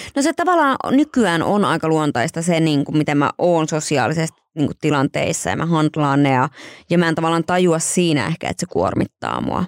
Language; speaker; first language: Finnish; native; Finnish